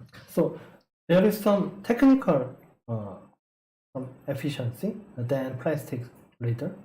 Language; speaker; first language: English; non-native, learner; Korean